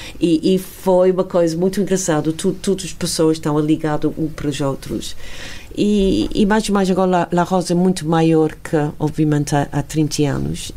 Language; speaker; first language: Portuguese; non-native, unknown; English